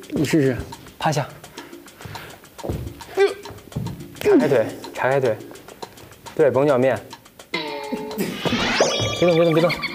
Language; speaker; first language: Chinese; native; Chinese